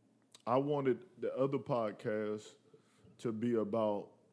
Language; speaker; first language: English; early bilingual, other home language; Spanish